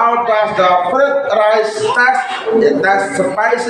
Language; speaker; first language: English; non-native, fluent; Indonesian